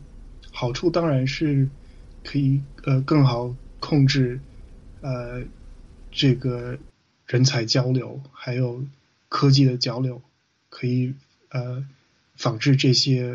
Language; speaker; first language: Chinese; non-native, fluent; English